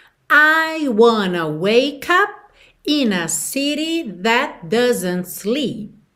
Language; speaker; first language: English; non-native, fluent; Portuguese